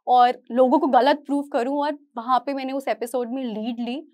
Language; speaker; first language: Hindi; native; Hindi